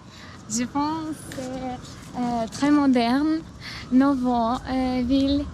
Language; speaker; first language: French; non-native, learner; Ukrainian